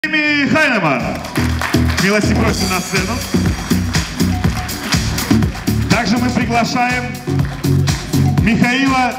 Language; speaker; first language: Russian; native; Russian